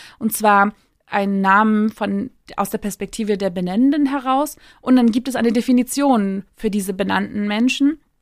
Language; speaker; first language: German; early bilingual, other home language; Turkish